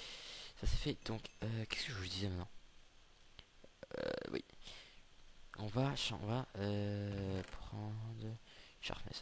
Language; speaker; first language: French; native; French